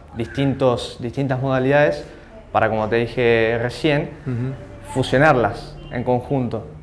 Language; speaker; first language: Spanish; native; Spanish